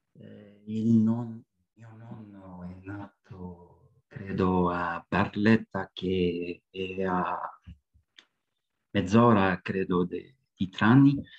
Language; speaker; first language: Italian; non-native, learner; French